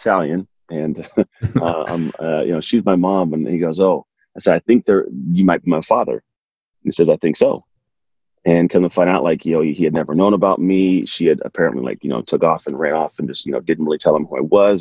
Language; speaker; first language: English; native; English